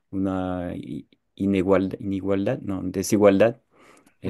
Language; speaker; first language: Spanish; non-native, fluent; French